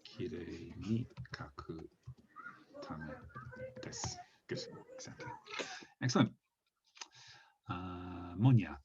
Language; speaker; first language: Japanese; non-native, fluent; English